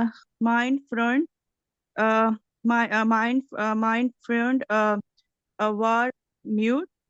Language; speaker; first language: German; non-native, learner; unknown